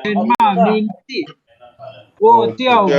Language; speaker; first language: Chinese; non-native, learner; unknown